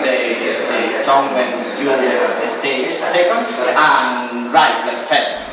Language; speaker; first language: English; non-native, learner; Spanish